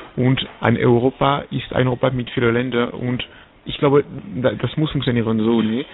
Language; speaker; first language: German; non-native, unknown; French